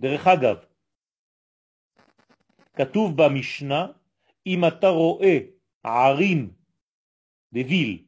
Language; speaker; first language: Hebrew; non-native, fluent; French